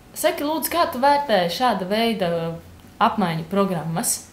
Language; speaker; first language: Latvian; native; Latvian